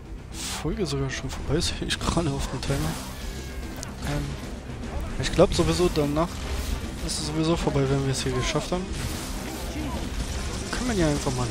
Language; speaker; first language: German; native; German